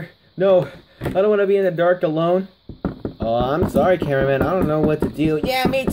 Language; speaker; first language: English; native; English